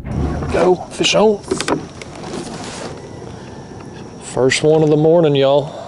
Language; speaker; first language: English; native; English